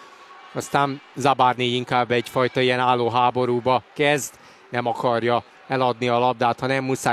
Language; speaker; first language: Hungarian; native; Hungarian